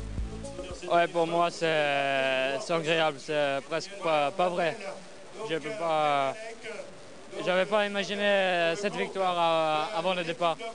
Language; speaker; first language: French; non-native, fluent; Norwegian